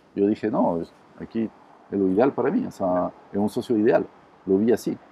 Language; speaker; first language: Spanish; non-native, fluent; French